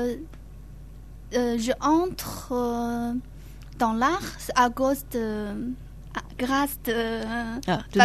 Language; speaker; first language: French; non-native, learner; Chinese